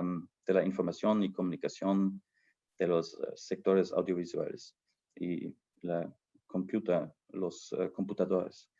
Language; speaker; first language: Spanish; non-native, fluent; German